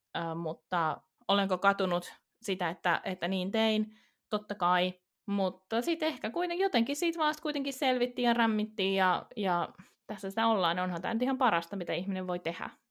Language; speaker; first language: Finnish; native; Finnish